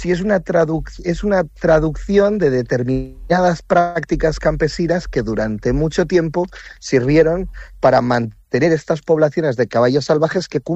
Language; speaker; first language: Catalan; non-native, local second language; Galician